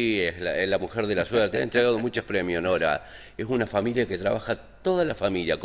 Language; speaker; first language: Spanish; native; Spanish